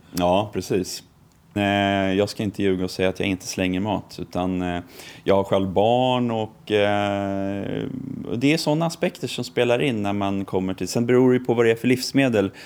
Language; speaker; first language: Swedish; native; Swedish